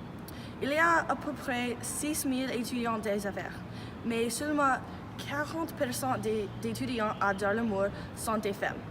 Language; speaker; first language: French; non-native, learner; English